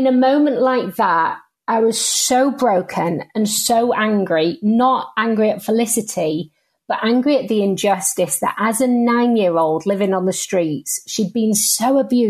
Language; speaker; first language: English; native; English